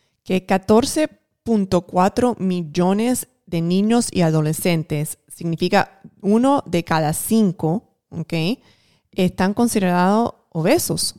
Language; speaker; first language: Spanish; early bilingual, heritage; Spanish